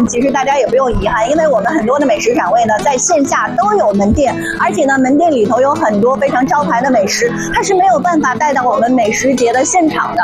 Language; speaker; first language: Chinese; native; Chinese